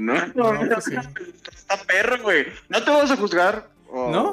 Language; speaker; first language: Spanish; native; Spanish